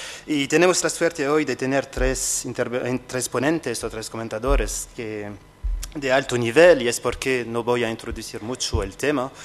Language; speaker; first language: Spanish; non-native, fluent; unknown